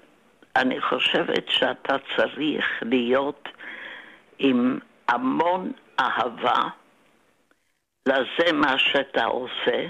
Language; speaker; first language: Hebrew; non-native, fluent; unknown